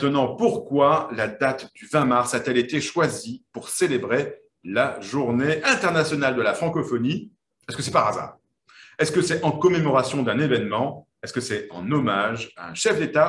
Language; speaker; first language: French; native; French